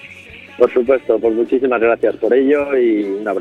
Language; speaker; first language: Spanish; native; Spanish